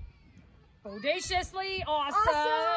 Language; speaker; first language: English; native; English